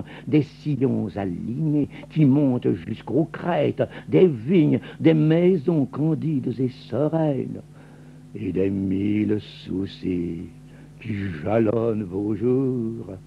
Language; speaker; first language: French; native; French